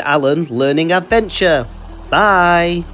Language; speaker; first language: English; native; English